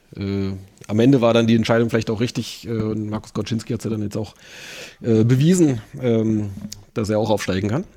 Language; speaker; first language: German; native; German